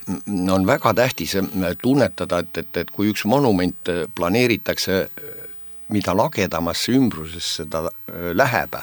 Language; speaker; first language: Estonian; native; Estonian